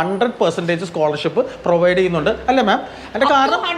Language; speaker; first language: Malayalam; native; Malayalam